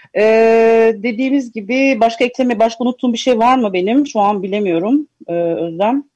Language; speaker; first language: Turkish; early bilingual, heritage; Turkish